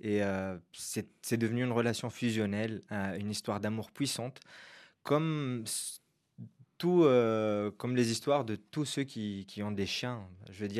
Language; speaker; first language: French; non-native, local second language; Arabic